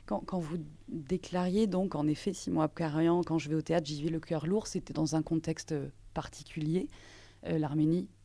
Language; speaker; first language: French; native; French